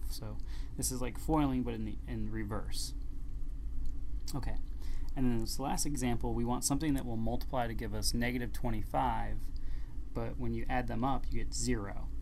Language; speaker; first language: English; native; English